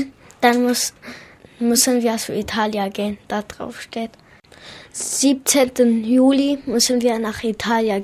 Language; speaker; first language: German; non-native, learner; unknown